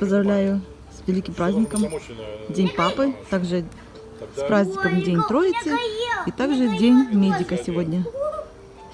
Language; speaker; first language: Russian; native; Russian